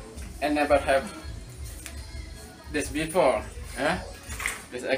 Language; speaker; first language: English; non-native, learner; Indonesian